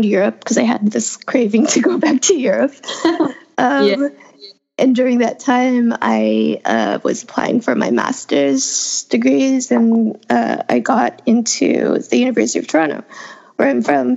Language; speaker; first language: English; native; English